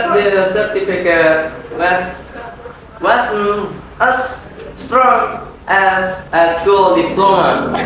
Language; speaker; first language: English; non-native, learner; Indonesian